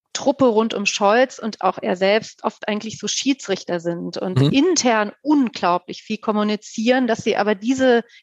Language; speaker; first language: German; native; German